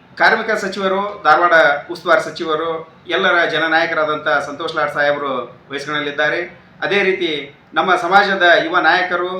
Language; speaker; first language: Kannada; native; Kannada